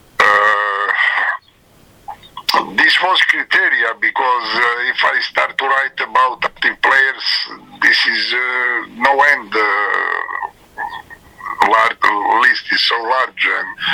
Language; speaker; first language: English; non-native, learner; Serbian